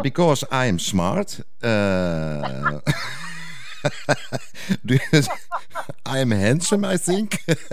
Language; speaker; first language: English; non-native, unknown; Dutch